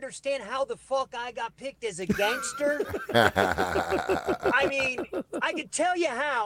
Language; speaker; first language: English; native; English